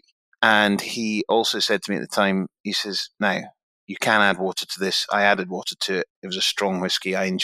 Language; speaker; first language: English; native; English